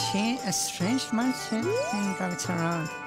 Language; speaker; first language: English; non-native, fluent; Spanish